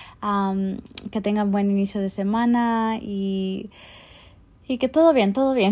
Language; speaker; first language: Spanish; early bilingual, heritage; Spanish